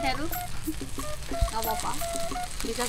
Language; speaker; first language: Indonesian; non-native, learner; Japanese